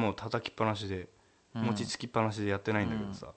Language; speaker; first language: Japanese; native; Japanese